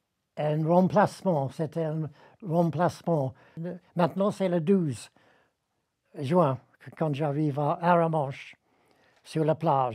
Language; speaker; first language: French; non-native, learner; English